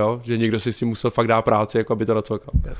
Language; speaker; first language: Czech; native; Czech